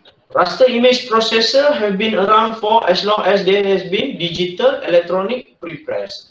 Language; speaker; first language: English; non-native, local second language; Malay